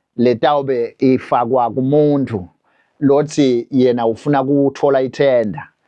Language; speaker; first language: Zulu; non-native, local second language; Swati